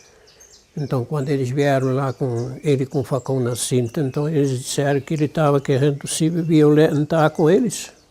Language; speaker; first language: Portuguese; non-native, local second language; German